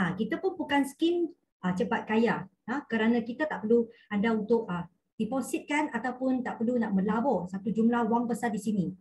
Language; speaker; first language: Malay; non-native, local second language; Cantonese